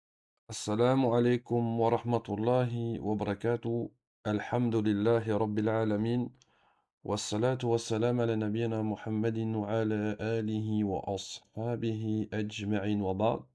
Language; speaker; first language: Arabic; non-native, fluent; French